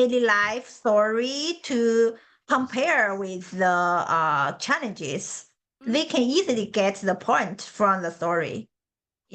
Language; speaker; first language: English; non-native, learner; Chinese